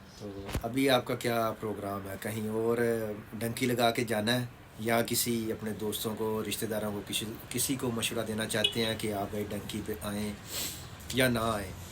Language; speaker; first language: Urdu; non-native, local second language; Punjabi